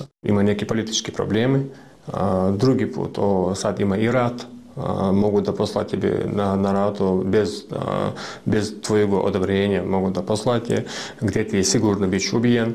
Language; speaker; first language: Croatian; non-native, learner; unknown